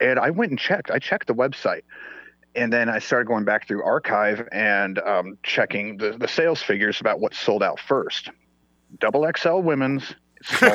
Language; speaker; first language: English; non-native, fluent; Swedish